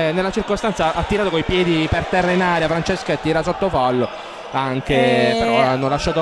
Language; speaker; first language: Italian; native; Italian